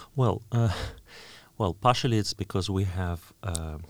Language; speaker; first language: English; non-native, fluent; Russian